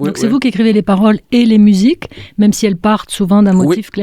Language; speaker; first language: French; native; French